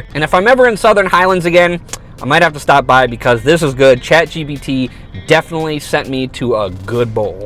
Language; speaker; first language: English; native; English